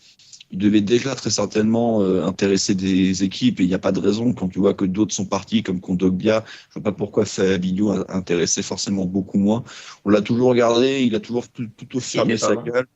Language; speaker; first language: French; native; French